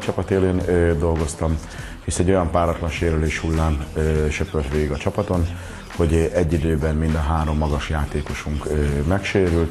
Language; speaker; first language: Hungarian; native; Hungarian